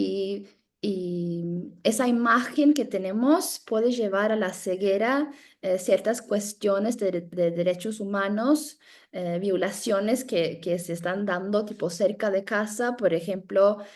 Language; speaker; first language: Spanish; non-native, fluent; Norwegian